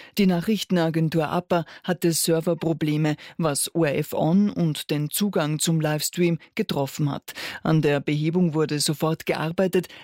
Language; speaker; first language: German; native; German